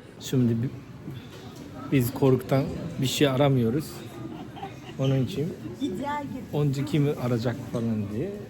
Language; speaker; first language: Turkish; early bilingual, heritage; Turkish